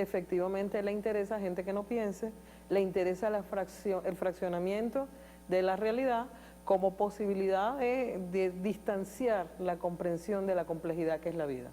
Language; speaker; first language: Spanish; native; Spanish